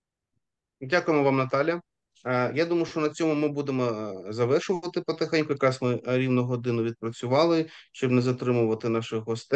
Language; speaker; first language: Ukrainian; native; Ukrainian